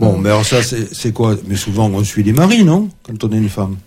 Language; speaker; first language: French; native; French